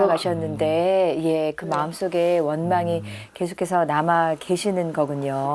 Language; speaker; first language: Korean; native; Korean